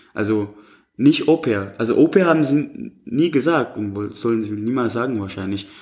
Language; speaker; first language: German; non-native, fluent; Indonesian